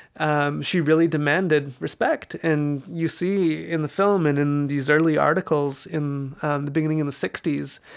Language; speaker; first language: English; native; English